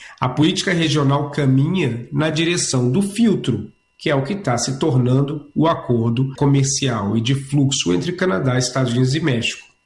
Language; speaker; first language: Portuguese; native; Portuguese